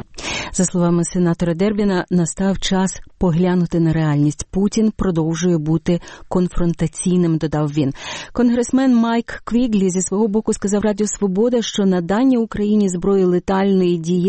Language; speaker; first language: Ukrainian; native; Ukrainian